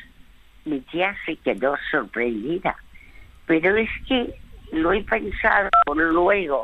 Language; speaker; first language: Spanish; early bilingual, other home language; French